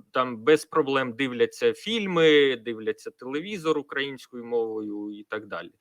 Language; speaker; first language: Ukrainian; non-native, local second language; Russian